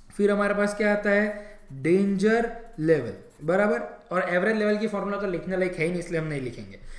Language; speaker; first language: Hindi; native; Hindi